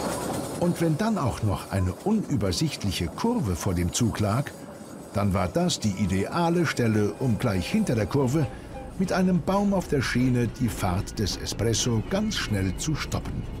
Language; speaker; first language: German; native; German